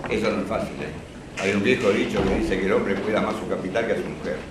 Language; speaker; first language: Spanish; native; Spanish